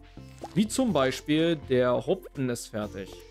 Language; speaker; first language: German; native; German